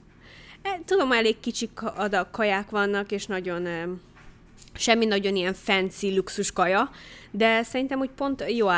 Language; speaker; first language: Hungarian; early bilingual, heritage; Hungarian